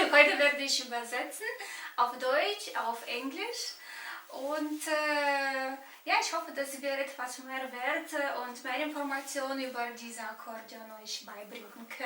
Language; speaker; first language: German; non-native, fluent; Romanian